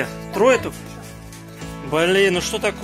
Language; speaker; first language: Russian; native; Russian